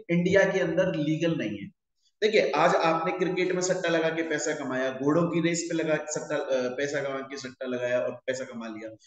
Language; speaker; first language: Hindi; native; Hindi